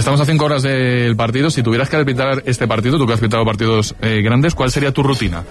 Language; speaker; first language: Spanish; native; Spanish